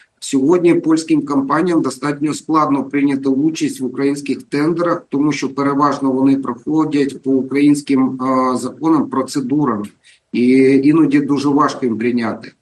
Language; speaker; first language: Ukrainian; native; Ukrainian